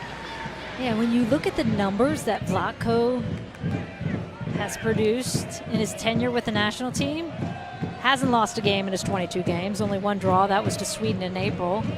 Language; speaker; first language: English; native; English